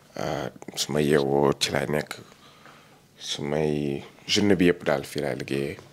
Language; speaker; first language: Wolof; early bilingual, heritage; Wolof